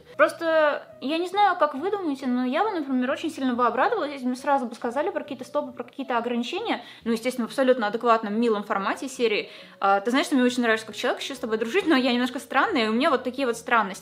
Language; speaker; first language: Russian; native; Russian